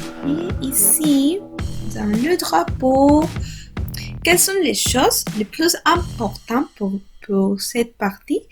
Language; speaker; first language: French; non-native, learner; Spanish